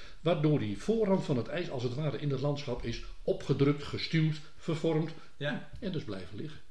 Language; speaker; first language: Dutch; native; Dutch